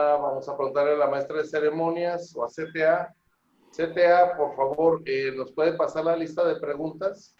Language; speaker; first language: Spanish; native; Spanish